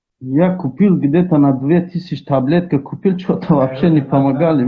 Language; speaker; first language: Russian; non-native, learner; Tajik